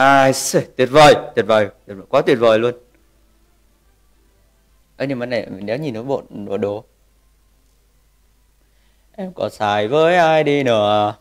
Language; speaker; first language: Vietnamese; native; Vietnamese